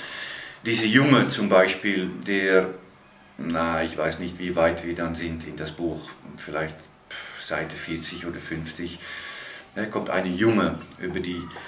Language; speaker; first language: German; non-native, fluent; Dutch